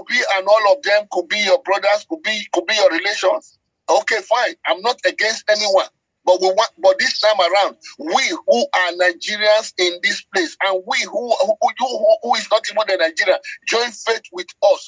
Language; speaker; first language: English; non-native, local second language; Yoruba